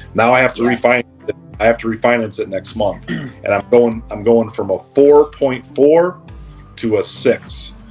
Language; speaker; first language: English; native; English